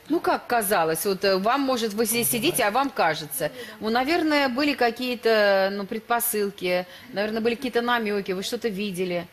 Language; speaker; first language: Russian; native; Russian